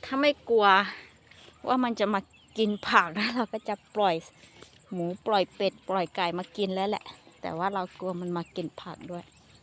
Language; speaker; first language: Thai; non-native, local second language; Hmong